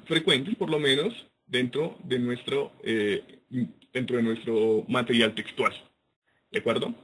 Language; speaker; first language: Spanish; native; Spanish